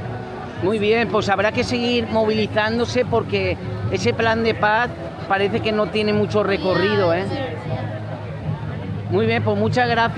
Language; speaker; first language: Spanish; non-native, local second language; Catalan